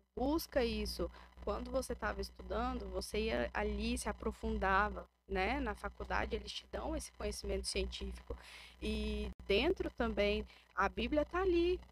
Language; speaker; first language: Portuguese; native; Portuguese